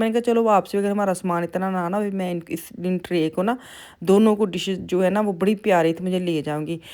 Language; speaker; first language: Urdu; non-native, local second language; Punjabi